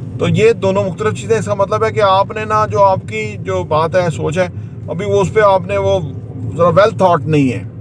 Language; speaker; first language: Urdu; native; Urdu